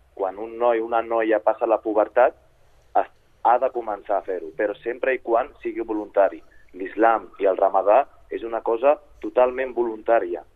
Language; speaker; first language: Catalan; early bilingual, other home language; Arabic